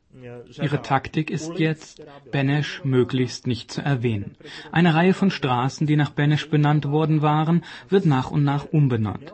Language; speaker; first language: German; native; German